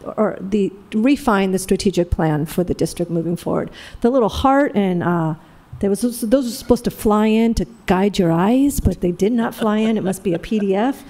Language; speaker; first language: English; native; English